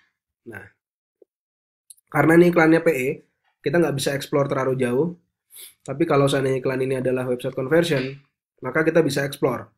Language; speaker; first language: Indonesian; native; Indonesian